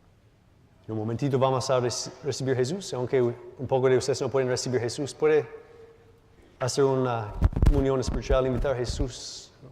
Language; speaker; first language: Spanish; non-native, learner; English